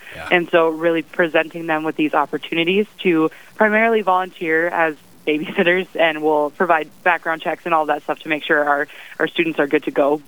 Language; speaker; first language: English; native; English